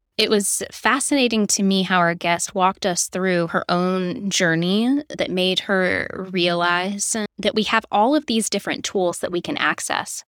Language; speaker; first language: English; native; English